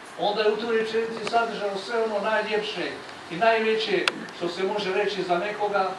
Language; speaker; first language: Croatian; native; Croatian